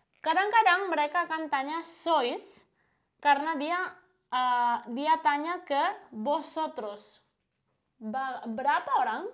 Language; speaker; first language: Indonesian; non-native, fluent; Spanish